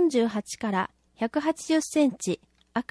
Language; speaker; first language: Japanese; native; Japanese